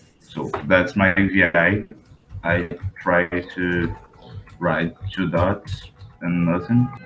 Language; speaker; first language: English; non-native, fluent; Portuguese